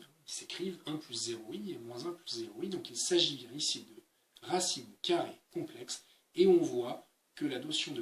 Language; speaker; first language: French; native; French